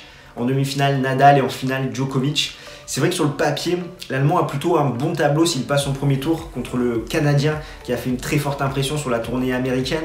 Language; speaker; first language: French; native; French